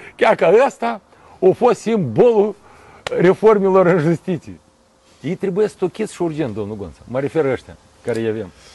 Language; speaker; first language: Romanian; non-native, local second language; Russian